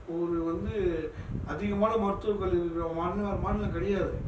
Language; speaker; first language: Tamil; native; Tamil